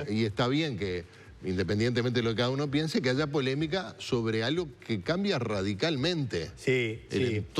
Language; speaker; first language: Spanish; native; Spanish